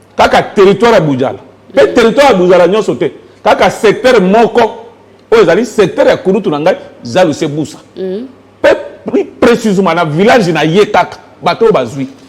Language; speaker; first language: Lingala; native; Lingala